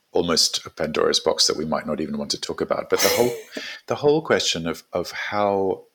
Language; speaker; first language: English; native; English